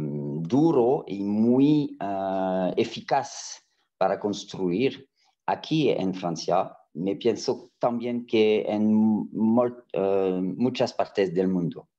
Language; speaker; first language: Spanish; non-native, fluent; French